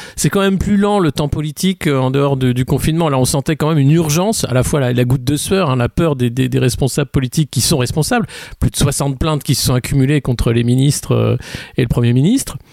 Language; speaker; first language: French; native; French